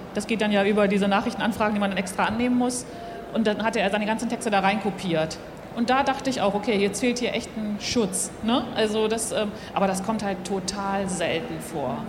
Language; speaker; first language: German; native; German